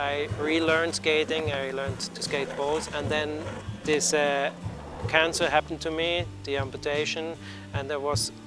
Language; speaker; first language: English; non-native, fluent; Swiss German